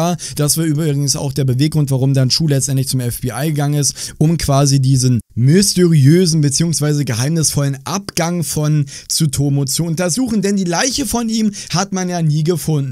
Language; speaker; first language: German; native; German